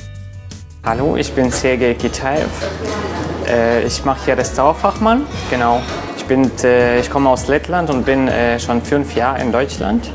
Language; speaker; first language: German; non-native, fluent; Russian